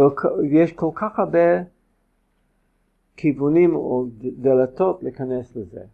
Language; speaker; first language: Hebrew; non-native, fluent; English